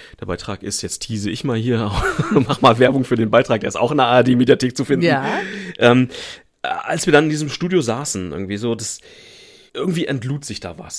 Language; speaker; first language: German; native; German